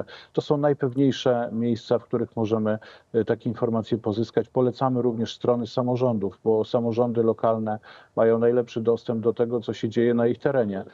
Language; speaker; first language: Polish; native; Polish